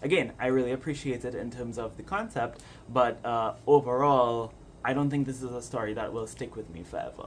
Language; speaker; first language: English; native; English